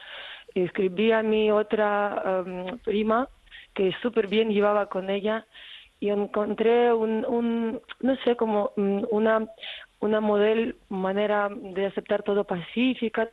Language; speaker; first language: Spanish; non-native, fluent; Ukrainian